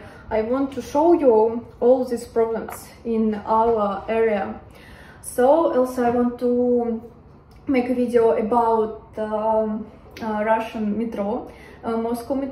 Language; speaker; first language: English; non-native, learner; Russian